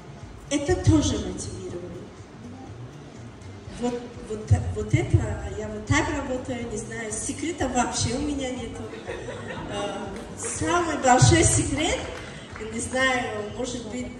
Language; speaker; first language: Russian; non-native, learner; Tajik